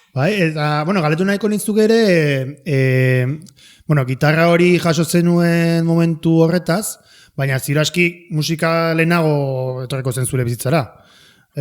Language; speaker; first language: Basque; native; Basque